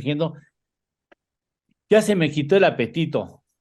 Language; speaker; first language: Spanish; native; Spanish